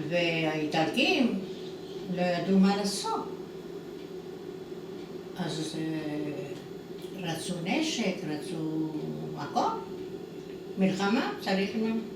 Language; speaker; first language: Hebrew; non-native, fluent; Italian